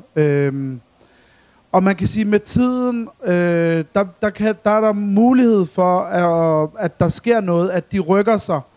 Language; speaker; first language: Danish; early bilingual, other home language; Arabic